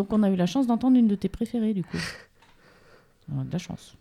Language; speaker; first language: French; native; French